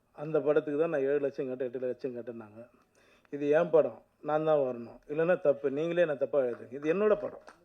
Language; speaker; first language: Tamil; native; Tamil